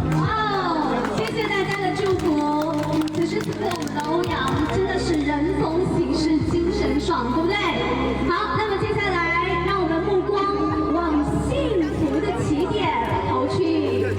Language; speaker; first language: Chinese; native; Chinese